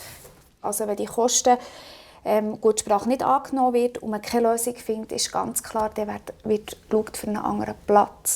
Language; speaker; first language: German; native; German